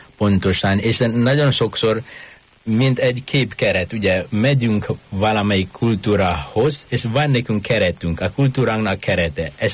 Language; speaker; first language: Hungarian; non-native, fluent; Indonesian